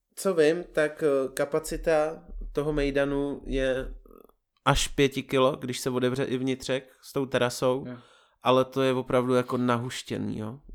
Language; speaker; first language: Czech; native; Czech